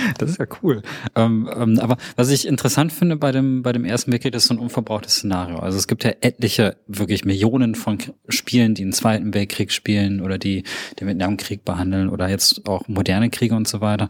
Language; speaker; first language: German; native; German